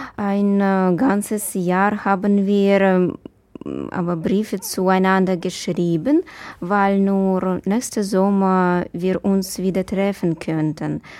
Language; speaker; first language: German; non-native, learner; Russian